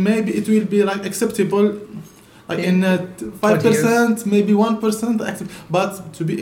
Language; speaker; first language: English; non-native, learner; Arabic